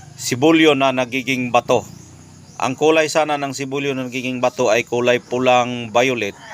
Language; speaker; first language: Filipino; non-native, local second language; Cebuano